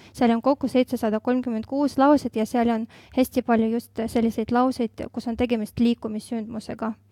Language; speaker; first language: Estonian; non-native, local second language; Russian